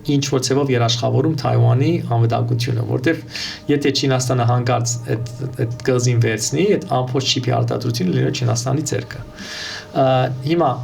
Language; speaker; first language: Armenian; early bilingual, heritage; Armenian